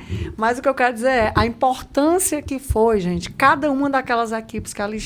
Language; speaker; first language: Portuguese; native; Portuguese